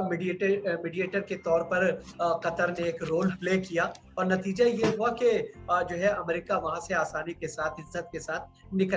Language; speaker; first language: Hindi; native; Hindi